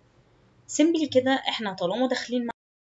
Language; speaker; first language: Arabic; native; Arabic